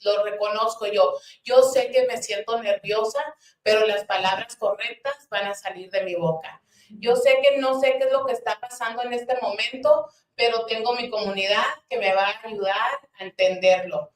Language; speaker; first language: Spanish; early bilingual, other home language; English